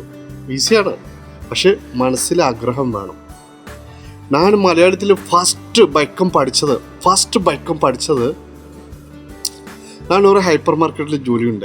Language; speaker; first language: Malayalam; non-native, learner; Bangla